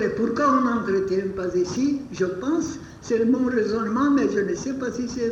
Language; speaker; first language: French; non-native, fluent; Bulgarian